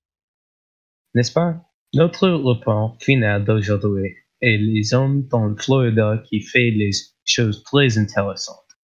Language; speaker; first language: French; non-native, learner; English